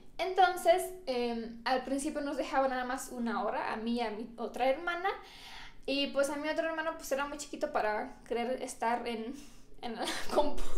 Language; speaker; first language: Spanish; non-native, fluent; Romanian